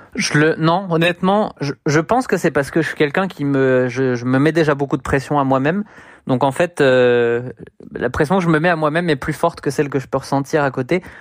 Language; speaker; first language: French; native; French